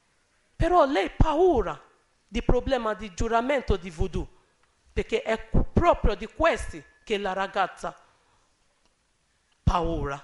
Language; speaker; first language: Italian; non-native, learner; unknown